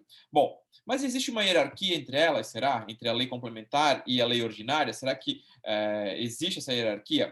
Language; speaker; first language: Portuguese; native; Portuguese